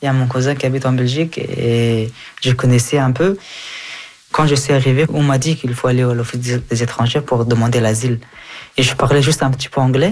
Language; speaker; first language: French; early bilingual, other home language; Persian